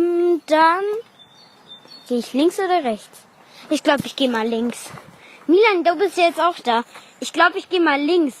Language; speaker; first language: German; native; German